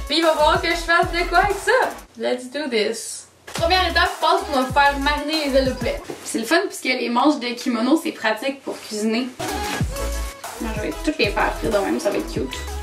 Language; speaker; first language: French; native; French